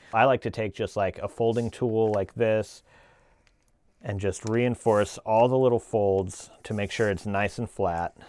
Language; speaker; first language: English; native; English